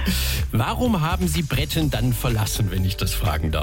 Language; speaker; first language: German; native; German